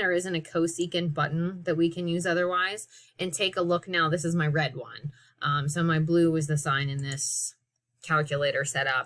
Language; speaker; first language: English; native; English